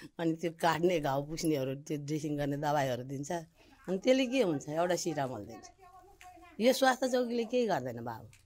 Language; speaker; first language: Nepali; non-native, local second language; Maithili